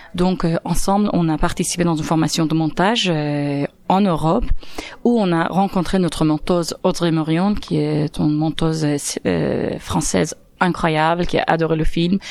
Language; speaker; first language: French; non-native, fluent; Persian